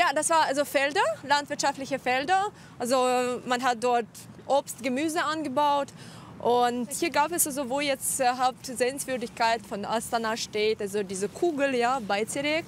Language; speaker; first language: German; non-native, fluent; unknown